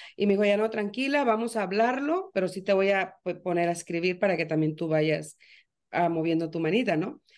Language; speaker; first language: Spanish; native; Spanish